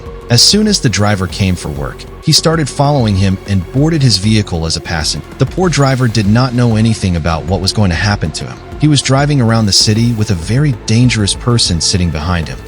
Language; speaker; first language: English; non-native, local second language; Hindi